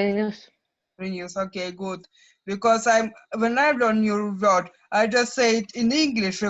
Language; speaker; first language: English; non-native, fluent; Russian